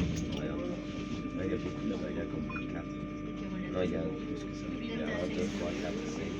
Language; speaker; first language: French; early bilingual, heritage; English